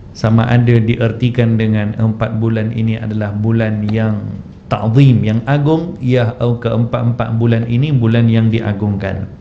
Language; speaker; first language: Malay; non-native, fluent; Malayalam